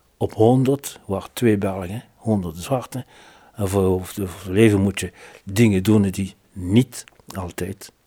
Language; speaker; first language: Dutch; non-native, fluent; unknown